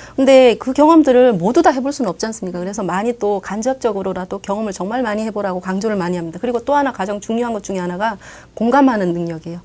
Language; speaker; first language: Korean; native; Korean